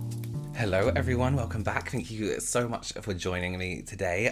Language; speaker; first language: English; native; English